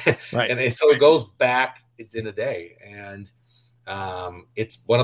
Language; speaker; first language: English; non-native, fluent; Portuguese